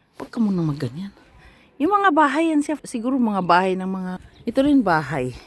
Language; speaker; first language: Filipino; native; Filipino